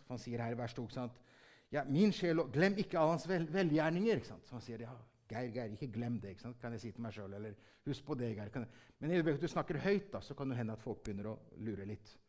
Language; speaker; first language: Norwegian; early bilingual, heritage; Norwegian